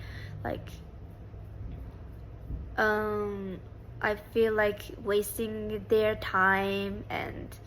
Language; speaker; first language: English; non-native, fluent; Japanese